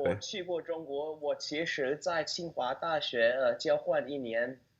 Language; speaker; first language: Chinese; non-native, fluent; Thai